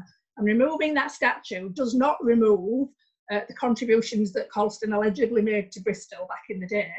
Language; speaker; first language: English; native; English